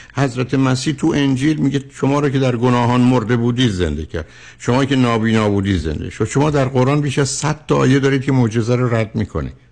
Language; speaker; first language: Persian; native; Persian